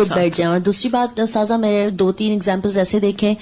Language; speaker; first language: Urdu; native; Urdu